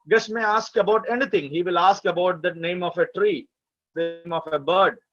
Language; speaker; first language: English; non-native, local second language; Malayalam